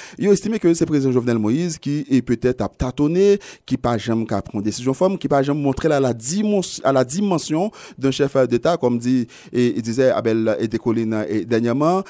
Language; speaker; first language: French; non-native, local second language; Haitian Creole